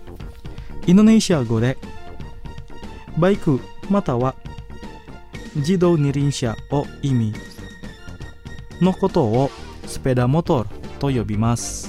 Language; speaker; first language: Japanese; non-native, fluent; Indonesian